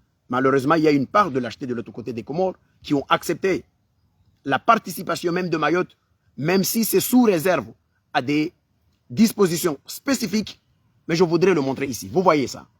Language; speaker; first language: French; non-native, local second language; Comorian